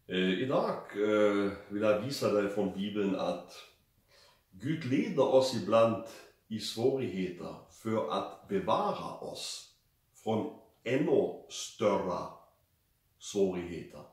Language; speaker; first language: Swedish; non-native, fluent; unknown